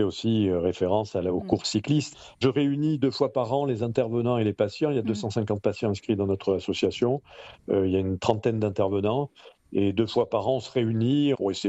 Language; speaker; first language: French; native; French